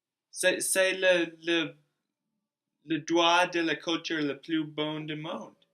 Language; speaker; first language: French; non-native, learner; English